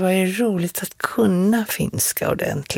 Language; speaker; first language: Swedish; native; Swedish